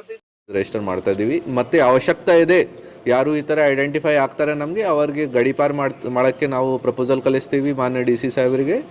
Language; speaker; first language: Kannada; non-native, fluent; Hindi